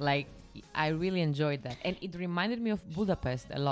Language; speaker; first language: English; non-native, fluent; Greek